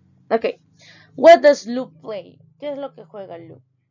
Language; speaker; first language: Spanish; native; Spanish